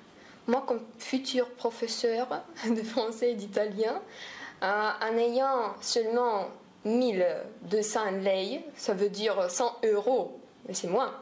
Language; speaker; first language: French; non-native, fluent; Romanian